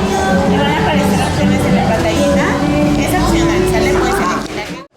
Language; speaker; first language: Spanish; native; Spanish